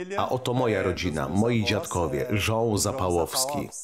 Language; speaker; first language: Polish; native; Polish